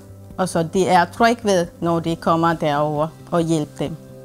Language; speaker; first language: Danish; non-native, fluent; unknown